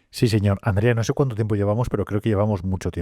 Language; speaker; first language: Spanish; native; Spanish